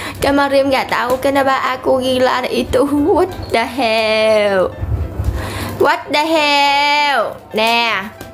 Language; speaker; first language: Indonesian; non-native, learner; Vietnamese